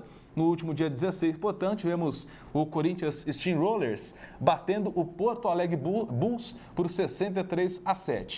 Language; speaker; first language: Portuguese; native; Portuguese